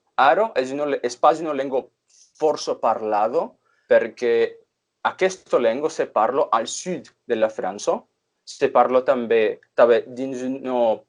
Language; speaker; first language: Italian; non-native, fluent; Portuguese